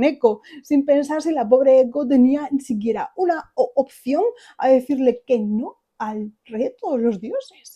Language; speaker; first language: Spanish; native; Spanish